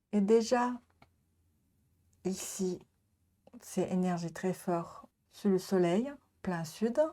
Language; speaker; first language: French; non-native, learner; Japanese